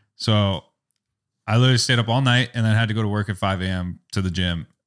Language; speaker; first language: English; native; English